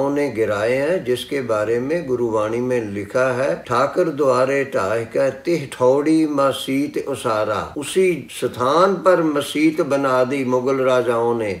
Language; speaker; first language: Hindi; non-native, local second language; Punjabi